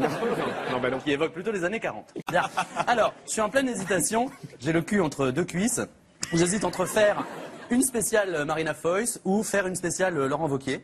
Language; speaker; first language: French; native; French